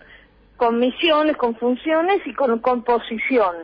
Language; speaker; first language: Spanish; native; Spanish